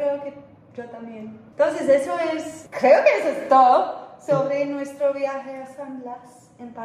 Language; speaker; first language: Spanish; non-native, fluent; English